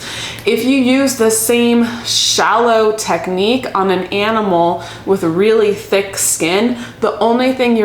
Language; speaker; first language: English; native; English